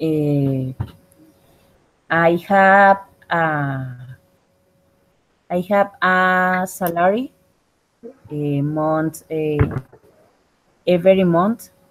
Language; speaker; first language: English; non-native, learner; Spanish